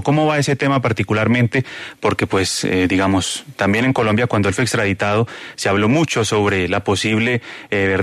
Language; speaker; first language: Spanish; native; Spanish